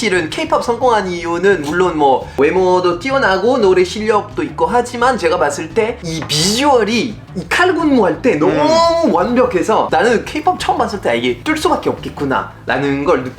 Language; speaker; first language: Korean; non-native, fluent; French